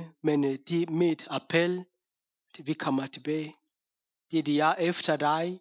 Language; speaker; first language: Danish; non-native, fluent; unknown